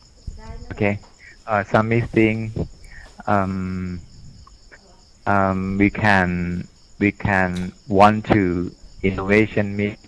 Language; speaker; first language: English; non-native, learner; Thai